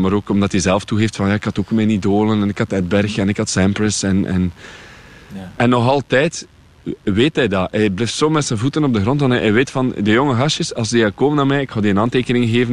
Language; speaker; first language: Dutch; native; Dutch